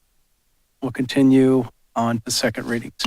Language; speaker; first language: English; native; English